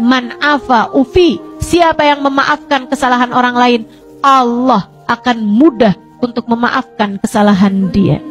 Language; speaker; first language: Indonesian; native; Indonesian